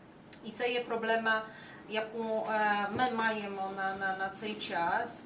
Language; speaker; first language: Ukrainian; non-native, fluent; Polish